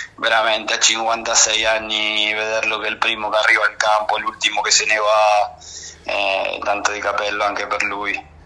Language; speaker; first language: Italian; non-native, fluent; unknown